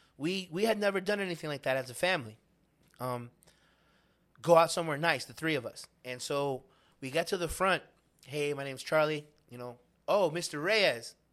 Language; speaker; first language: English; native; English